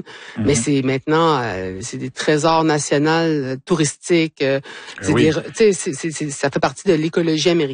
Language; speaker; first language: French; native; French